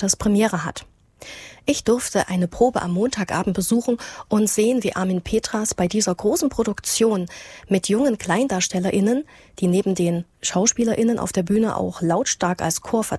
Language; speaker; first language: German; native; German